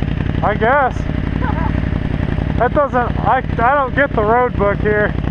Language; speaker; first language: English; native; English